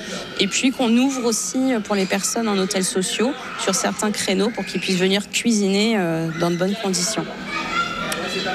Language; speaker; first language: French; native; French